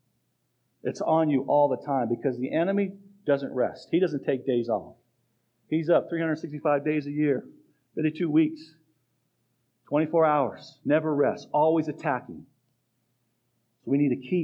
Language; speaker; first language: English; native; English